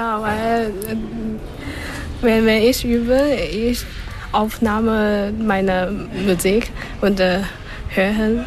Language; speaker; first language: German; non-native, learner; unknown